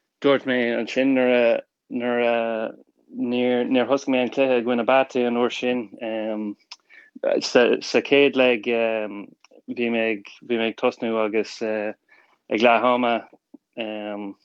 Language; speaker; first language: Irish; non-native, local second language; English